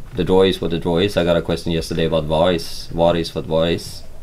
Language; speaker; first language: English; non-native, fluent; Swedish